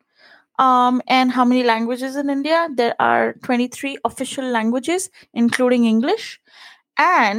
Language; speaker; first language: English; non-native, local second language; Punjabi